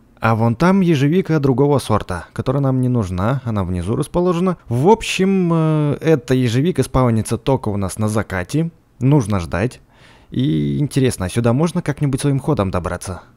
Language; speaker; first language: Russian; native; Russian